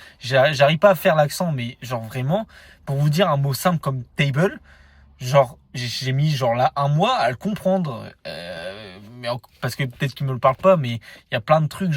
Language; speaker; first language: French; native; French